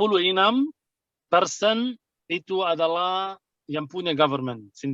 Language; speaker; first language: Indonesian; non-native, fluent; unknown